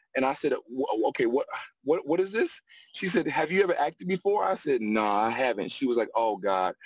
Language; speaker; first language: English; native; English